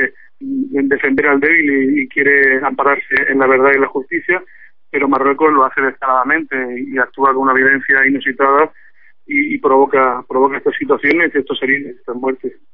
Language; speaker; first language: Spanish; native; Spanish